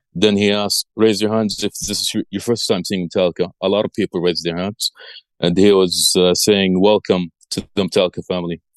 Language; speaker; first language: English; early bilingual, other home language; Arabic